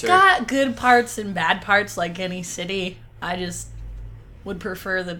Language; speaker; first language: English; native; English